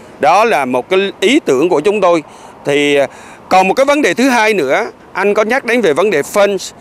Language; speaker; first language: Vietnamese; native; Vietnamese